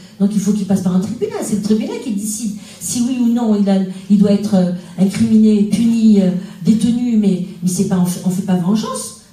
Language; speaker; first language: French; non-native, local second language; Arabic